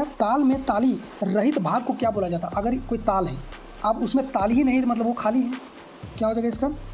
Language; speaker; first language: Hindi; native; Hindi